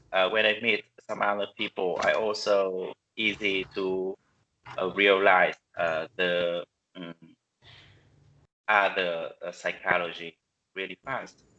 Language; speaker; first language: English; non-native, learner; Vietnamese